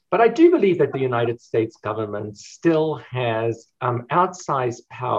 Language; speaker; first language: English; native; English